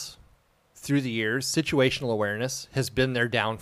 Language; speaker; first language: English; native; English